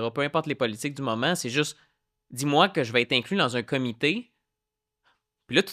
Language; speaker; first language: French; native; French